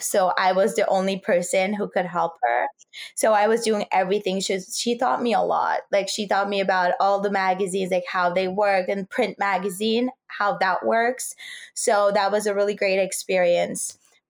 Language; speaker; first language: English; non-native, fluent; Turkish